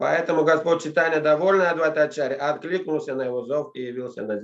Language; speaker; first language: Russian; native; Russian